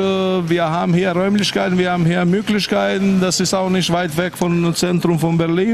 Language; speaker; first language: German; non-native, fluent; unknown